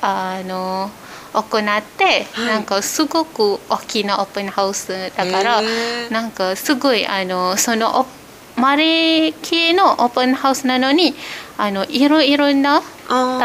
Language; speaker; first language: Japanese; non-native, fluent; Malay